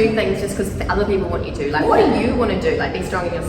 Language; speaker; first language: English; native; English